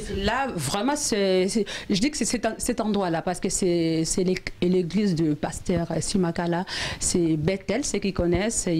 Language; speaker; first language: French; non-native, local second language; Lingala